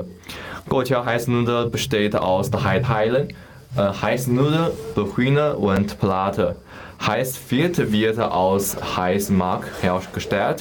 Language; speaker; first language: German; non-native, learner; Chinese